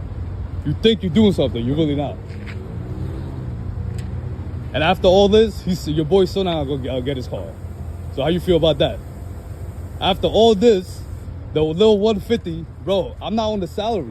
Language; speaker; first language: English; native; English